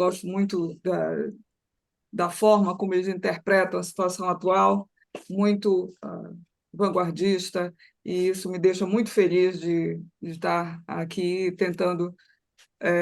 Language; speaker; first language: Portuguese; native; Portuguese